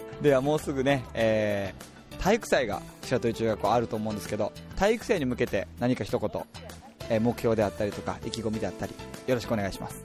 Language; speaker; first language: Japanese; native; Japanese